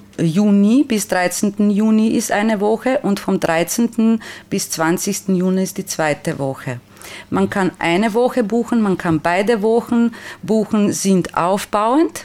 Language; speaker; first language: German; non-native, fluent; Slovenian